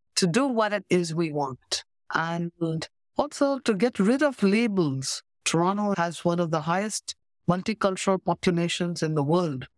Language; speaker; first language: English; native; English